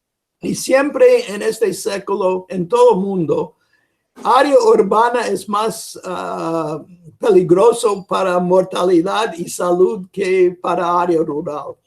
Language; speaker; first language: Spanish; non-native, fluent; English